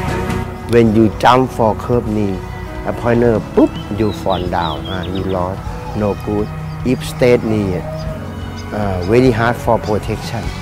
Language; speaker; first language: English; non-native, learner; Thai